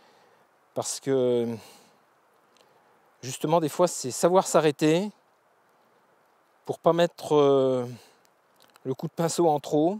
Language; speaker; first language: French; native; French